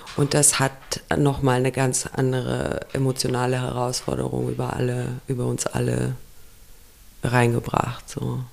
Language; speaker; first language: German; early bilingual, other home language; Romanian